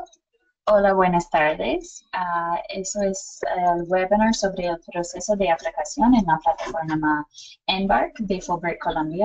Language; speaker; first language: Spanish; non-native, fluent; English